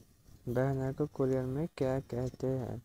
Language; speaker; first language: Hindi; non-native, learner; Bangla